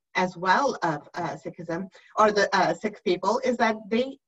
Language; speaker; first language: English; native; English